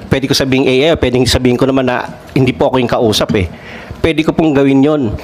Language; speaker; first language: Filipino; non-native, local second language; Cebuano